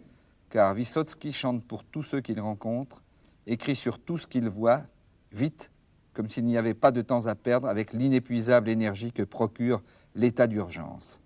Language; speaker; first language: French; native; French